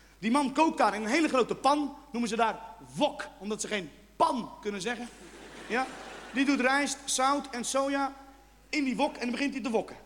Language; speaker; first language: Dutch; non-native, fluent; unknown